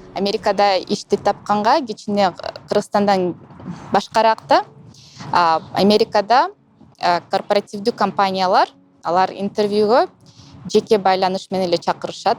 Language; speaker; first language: Kyrgyz; non-native, local second language; Russian